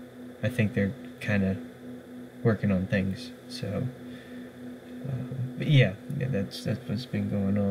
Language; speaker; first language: English; native; English